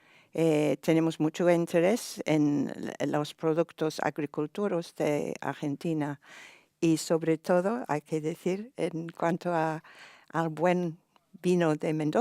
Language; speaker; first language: Spanish; non-native, fluent; English